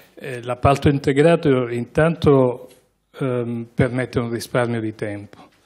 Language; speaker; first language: Italian; native; Italian